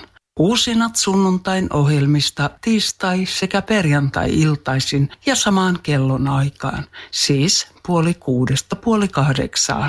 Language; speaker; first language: Finnish; native; Finnish